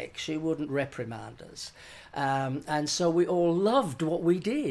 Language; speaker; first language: English; native; English